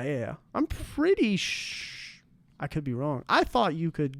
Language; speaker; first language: English; native; English